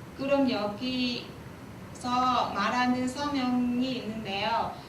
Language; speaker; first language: Korean; non-native, learner; Vietnamese